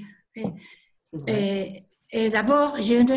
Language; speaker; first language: French; non-native, learner; Spanish